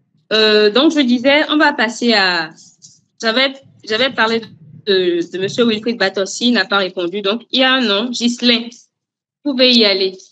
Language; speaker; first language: French; native; French